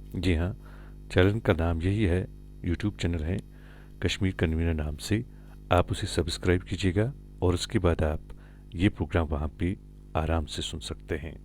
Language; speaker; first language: Hindi; non-native, local second language; Kashmiri